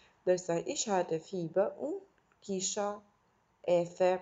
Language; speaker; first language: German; non-native, fluent; Albanian